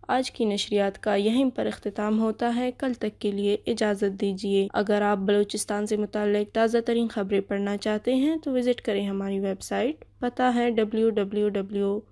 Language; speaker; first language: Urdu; non-native, local second language; Baluchi